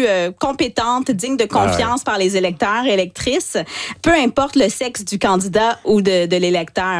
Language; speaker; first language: French; native; French